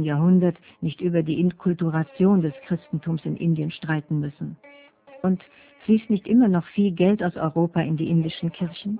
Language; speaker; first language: German; native; German